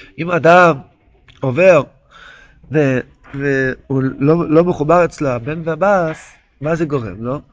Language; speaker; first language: Hebrew; non-native, local second language; Yiddish